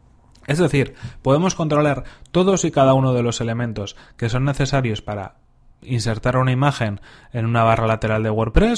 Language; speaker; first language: Spanish; native; Spanish